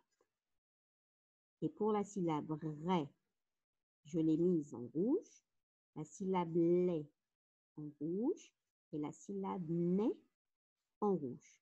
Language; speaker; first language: French; non-native, local second language; Arabic